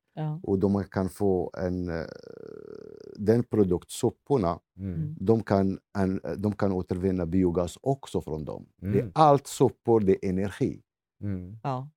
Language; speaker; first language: Swedish; non-native, fluent; Arabic